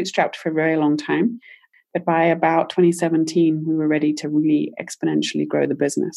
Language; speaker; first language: English; native; English